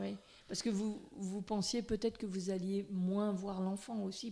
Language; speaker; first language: French; native; French